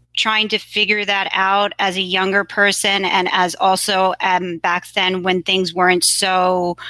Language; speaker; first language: English; native; English